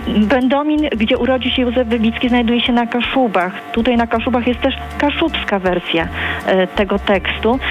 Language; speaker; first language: Polish; native; Polish